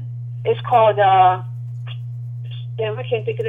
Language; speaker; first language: English; native; English